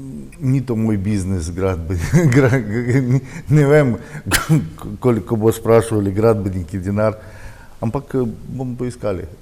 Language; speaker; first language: Slovenian; non-native, learner; Russian